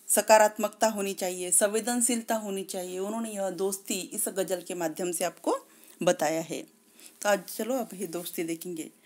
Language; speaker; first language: Hindi; non-native, local second language; Marathi